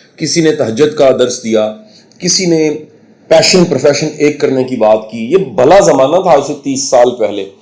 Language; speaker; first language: Urdu; non-native, local second language; Punjabi